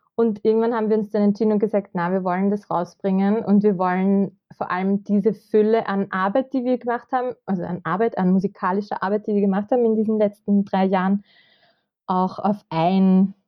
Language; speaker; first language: German; native; German